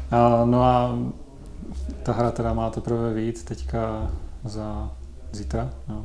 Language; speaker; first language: Czech; native; Czech